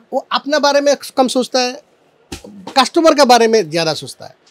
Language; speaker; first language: Hindi; non-native, local second language; Assamese